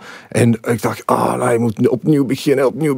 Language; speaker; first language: Dutch; non-native, fluent; English